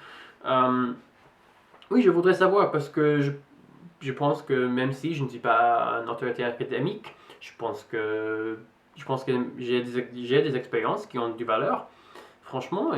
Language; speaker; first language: French; non-native, fluent; English